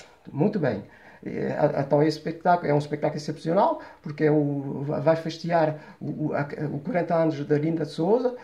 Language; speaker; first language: Portuguese; early bilingual, heritage; Portuguese